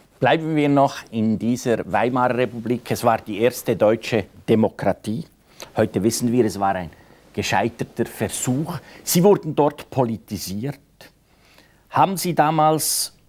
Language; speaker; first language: German; native; German